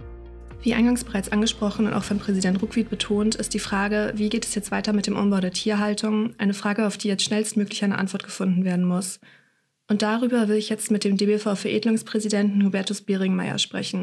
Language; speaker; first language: German; native; German